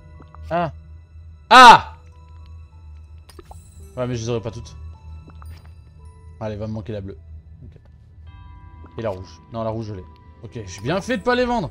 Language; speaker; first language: French; native; French